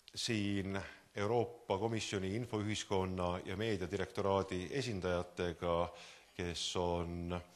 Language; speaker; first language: Estonian; native; Estonian